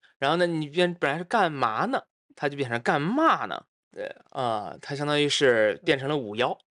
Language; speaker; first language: Chinese; native; Chinese